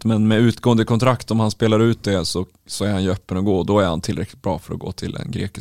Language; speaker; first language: Swedish; native; Swedish